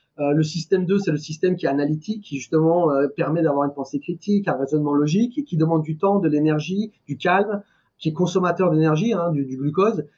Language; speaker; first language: French; non-native, fluent; Persian